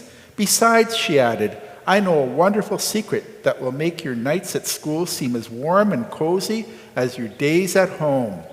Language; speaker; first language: English; native; English